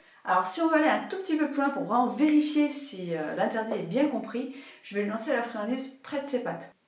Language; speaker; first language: French; native; French